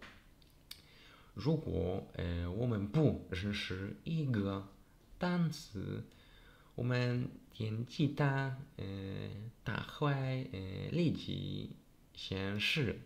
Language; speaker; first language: Chinese; non-native, learner; Polish